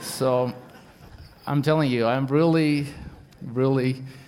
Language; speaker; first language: English; non-native, fluent; Latvian